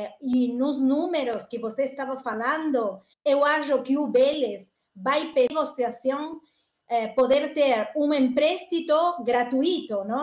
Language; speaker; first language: Portuguese; non-native, learner; Spanish